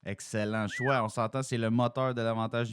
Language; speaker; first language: French; native; French